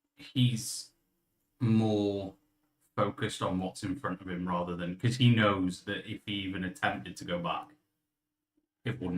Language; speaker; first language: English; native; English